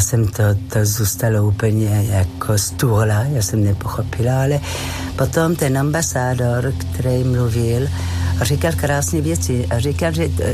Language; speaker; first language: Czech; non-native, fluent; French